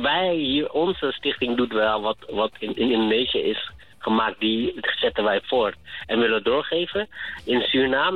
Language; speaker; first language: Dutch; native; Dutch